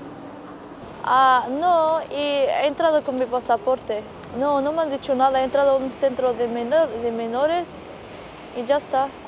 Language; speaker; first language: Spanish; non-native, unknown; Arabic